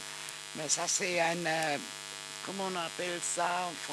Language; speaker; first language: French; non-native, learner; German